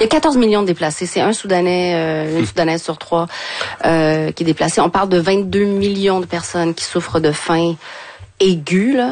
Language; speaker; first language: French; native; French